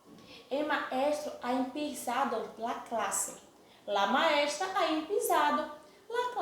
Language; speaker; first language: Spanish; non-native, fluent; Portuguese